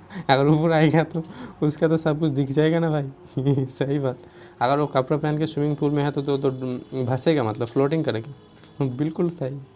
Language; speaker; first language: Hindi; non-native, local second language; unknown